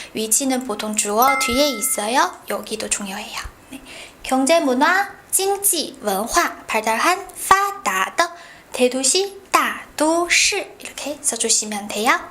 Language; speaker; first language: Korean; non-native, fluent; Chinese